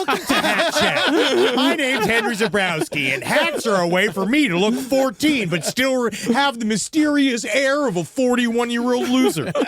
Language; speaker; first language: English; native; English